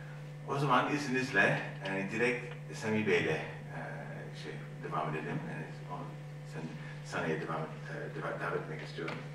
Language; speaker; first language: Turkish; non-native, learner; English